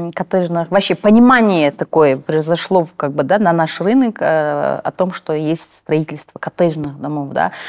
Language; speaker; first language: Russian; non-native, local second language; Kazakh